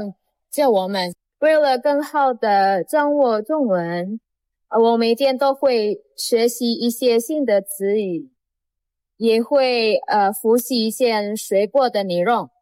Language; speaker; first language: Chinese; non-native, fluent; Indonesian